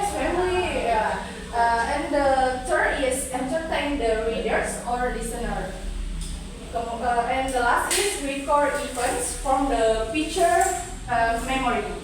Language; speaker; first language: English; non-native, learner; Indonesian